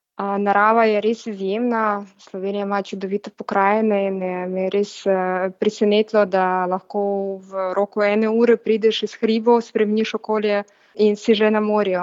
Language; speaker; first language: Slovenian; non-native, fluent; Russian